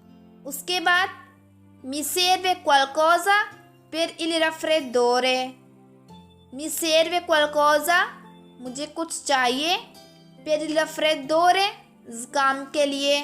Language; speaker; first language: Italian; non-native, fluent; Urdu